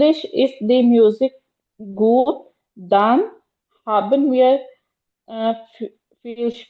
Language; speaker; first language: German; non-native, learner; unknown